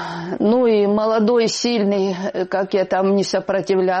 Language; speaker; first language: Russian; non-native, local second language; Ukrainian